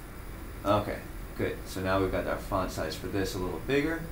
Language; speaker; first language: English; native; English